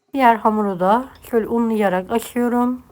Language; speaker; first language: Turkish; native; Turkish